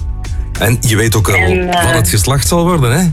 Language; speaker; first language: Dutch; native; Dutch